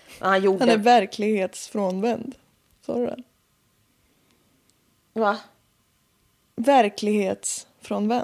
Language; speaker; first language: Swedish; native; Swedish